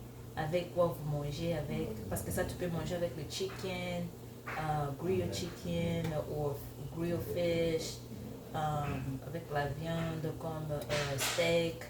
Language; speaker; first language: French; non-native, local second language; Lingala